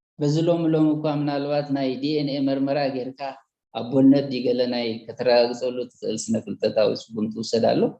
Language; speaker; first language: Tigrinya; native; Tigrinya